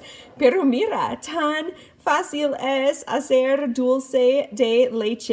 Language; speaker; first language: Spanish; non-native, fluent; English